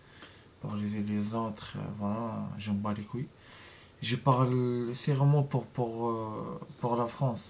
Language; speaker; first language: French; non-native, learner; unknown